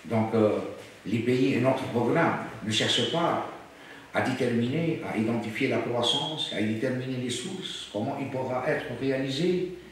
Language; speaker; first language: French; non-native, local second language; Arabic